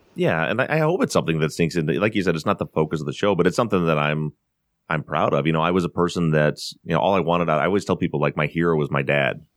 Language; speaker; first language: English; native; English